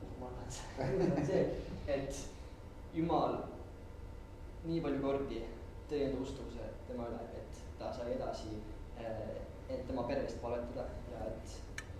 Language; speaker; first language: Estonian; non-native, fluent; English